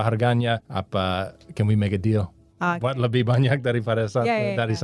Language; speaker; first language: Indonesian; non-native, learner; English